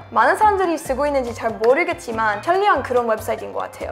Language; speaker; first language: Korean; non-native, fluent; English